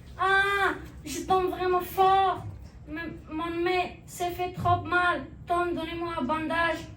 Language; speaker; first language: French; non-native, learner; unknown